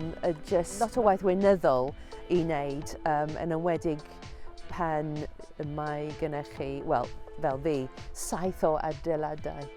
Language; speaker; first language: Welsh; non-native, fluent; English